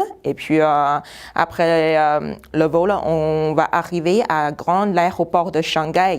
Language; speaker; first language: French; non-native, fluent; Chinese